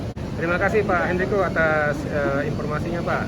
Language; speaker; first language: Indonesian; native; Indonesian